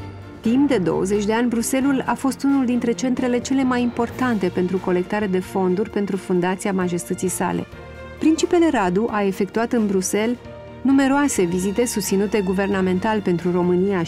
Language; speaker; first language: Romanian; native; Romanian